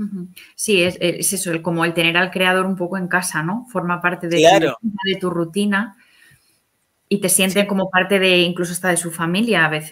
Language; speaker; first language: Spanish; native; Spanish